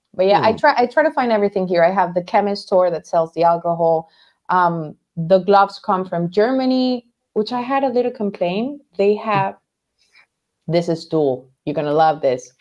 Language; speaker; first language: English; non-native, fluent; Spanish